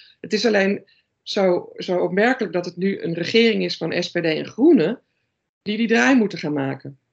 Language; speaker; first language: Dutch; native; Dutch